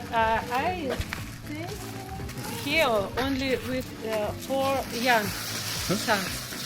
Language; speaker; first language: English; non-native, learner; Russian